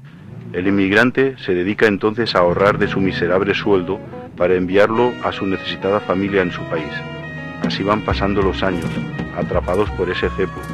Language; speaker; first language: Spanish; native; Spanish